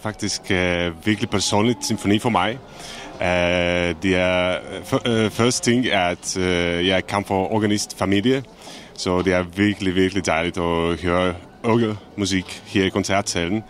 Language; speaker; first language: Danish; non-native, fluent; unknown